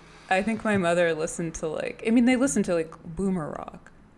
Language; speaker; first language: English; early bilingual, other home language; Russian